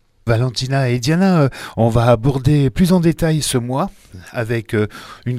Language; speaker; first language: French; native; French